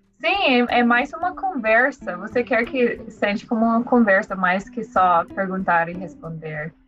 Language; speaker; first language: Portuguese; non-native, learner; English